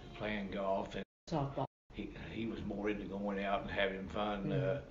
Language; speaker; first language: English; native; English